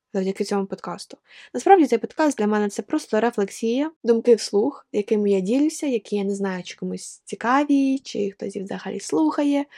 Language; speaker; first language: Ukrainian; non-native, local second language; Russian